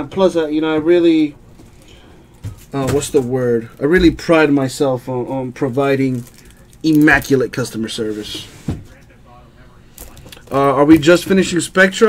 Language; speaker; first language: English; native; English